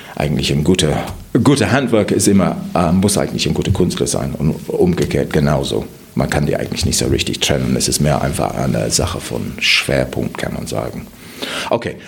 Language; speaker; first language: German; non-native, fluent; English